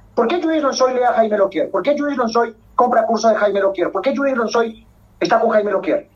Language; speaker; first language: Spanish; native; Spanish